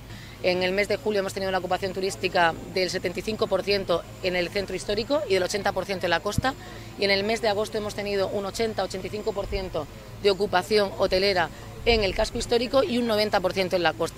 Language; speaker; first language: Spanish; native; Spanish